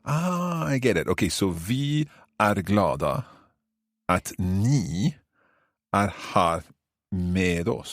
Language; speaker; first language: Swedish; non-native, learner; English